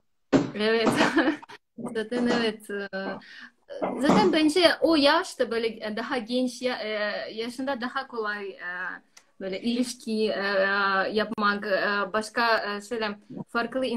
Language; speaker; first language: Turkish; non-native, learner; Russian